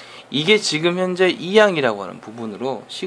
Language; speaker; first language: Korean; native; Korean